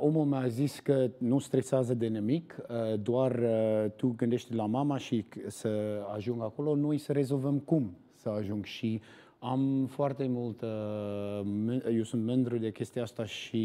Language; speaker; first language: Romanian; non-native, learner; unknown